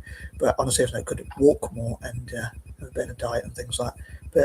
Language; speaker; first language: English; native; English